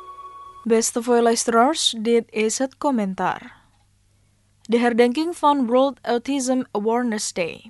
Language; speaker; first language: Dutch; non-native, fluent; Indonesian